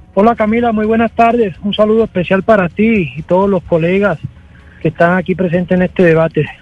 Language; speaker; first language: Spanish; native; Spanish